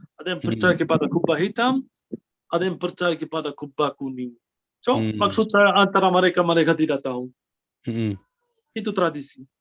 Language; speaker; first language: Indonesian; non-native, fluent; Arabic